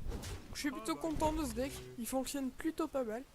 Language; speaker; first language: French; native; French